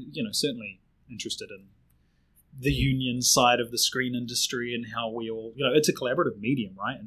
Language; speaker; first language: English; native; English